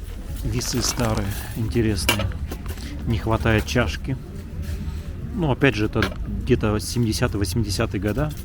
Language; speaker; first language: Russian; native; Russian